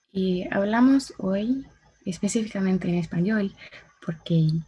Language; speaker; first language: Spanish; non-native, learner; English